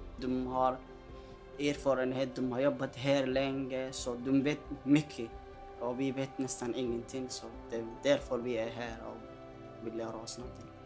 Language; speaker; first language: Swedish; early bilingual, other home language; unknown